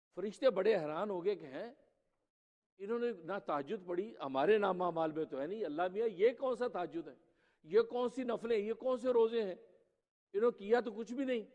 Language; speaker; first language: Urdu; non-native, local second language; Punjabi